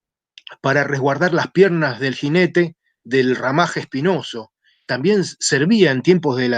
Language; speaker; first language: Spanish; native; Spanish